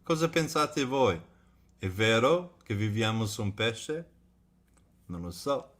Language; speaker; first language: Italian; non-native, fluent; English